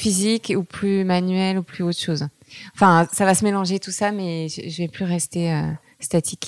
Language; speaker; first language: French; native; French